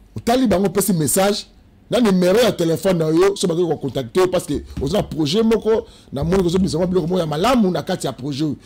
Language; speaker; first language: Lingala; native; Lingala